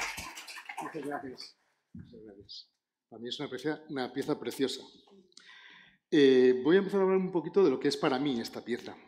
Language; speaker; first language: Spanish; native; Spanish